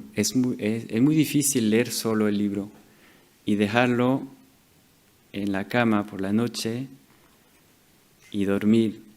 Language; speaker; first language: Spanish; non-native, fluent; French